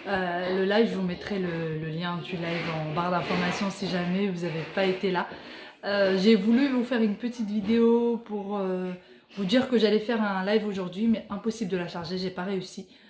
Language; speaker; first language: French; native; French